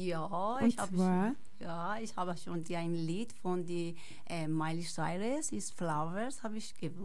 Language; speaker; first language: German; non-native, local second language; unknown